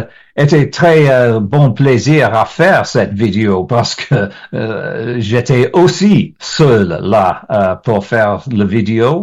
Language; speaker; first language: French; non-native, learner; English